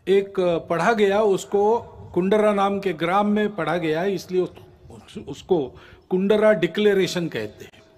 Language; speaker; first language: Hindi; non-native, local second language; Marathi